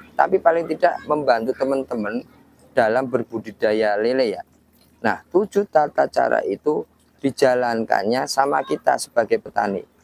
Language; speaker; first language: Indonesian; native; Indonesian